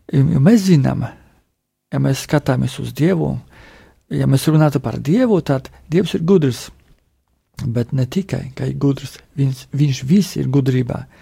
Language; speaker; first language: Latvian; non-native, fluent; Polish